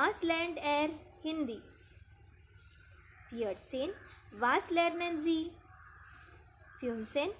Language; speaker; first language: German; non-native, fluent; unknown